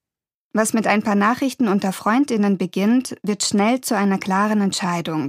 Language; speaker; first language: German; native; German